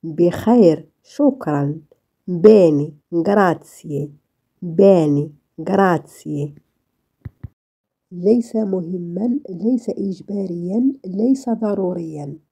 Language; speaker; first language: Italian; non-native, fluent; Arabic